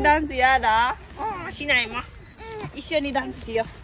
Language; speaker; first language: Japanese; non-native, learner; Nepali